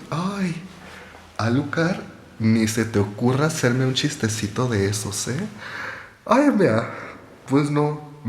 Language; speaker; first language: Spanish; native; Spanish